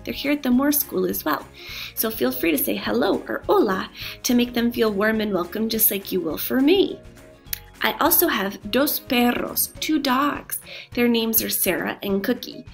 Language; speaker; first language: English; native; English